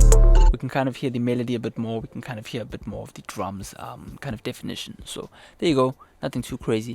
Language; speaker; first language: English; native; English